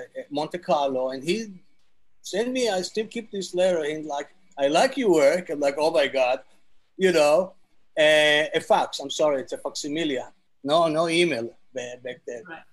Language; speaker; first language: English; non-native, fluent; Hebrew